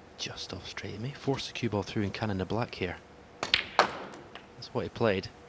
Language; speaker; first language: English; native; English